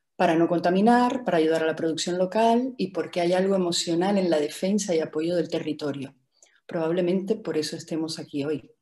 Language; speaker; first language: Spanish; native; Spanish